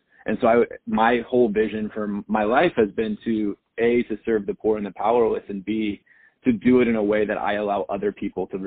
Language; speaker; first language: English; native; English